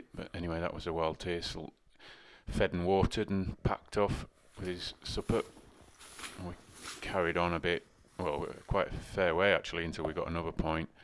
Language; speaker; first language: English; native; English